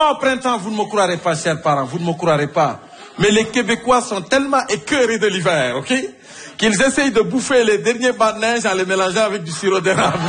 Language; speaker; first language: French; non-native, fluent; Spanish